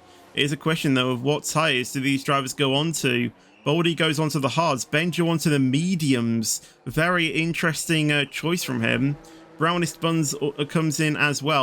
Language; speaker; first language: English; native; English